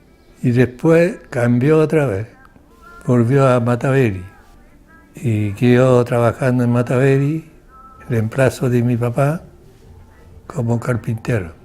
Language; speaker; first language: Spanish; non-native, local second language; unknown